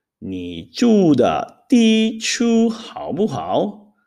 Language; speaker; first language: Chinese; non-native, fluent; Hebrew